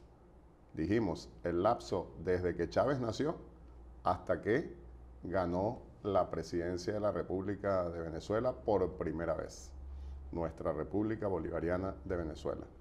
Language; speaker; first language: Spanish; native; Spanish